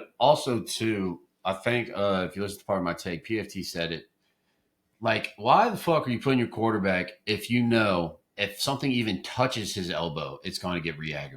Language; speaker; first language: English; native; English